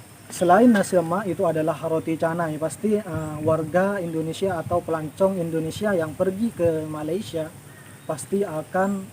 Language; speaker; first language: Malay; non-native, local second language; Indonesian